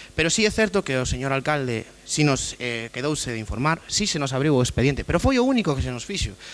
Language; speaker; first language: Galician; native; Galician